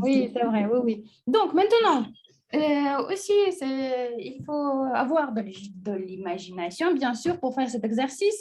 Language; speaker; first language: French; non-native, fluent; Russian